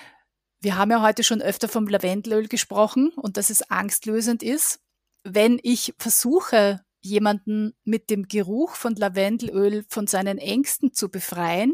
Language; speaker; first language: German; native; German